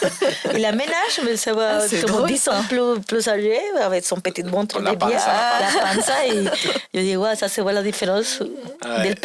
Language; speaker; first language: French; non-native, learner; Spanish